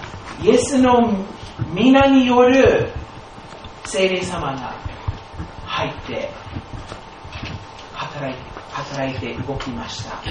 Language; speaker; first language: Japanese; non-native, fluent; English